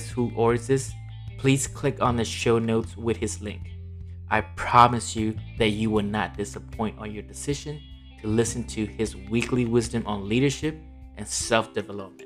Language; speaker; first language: English; non-native, fluent; Burmese